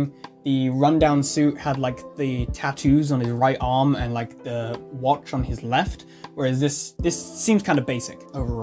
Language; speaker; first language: English; native; English